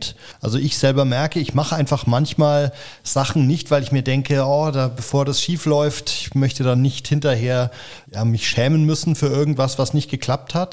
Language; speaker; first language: German; native; German